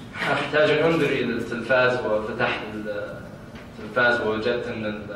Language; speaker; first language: Arabic; non-native, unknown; English